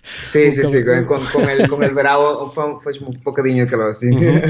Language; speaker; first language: Portuguese; non-native, learner; Spanish